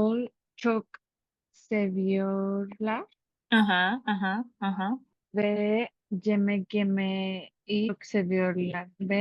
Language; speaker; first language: Turkish; non-native, learner; Spanish